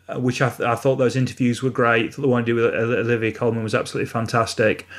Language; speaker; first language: English; native; English